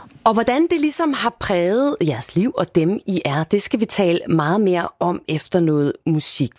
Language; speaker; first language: Danish; native; Danish